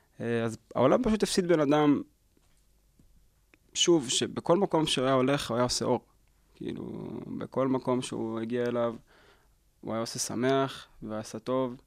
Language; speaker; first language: Hebrew; native; Hebrew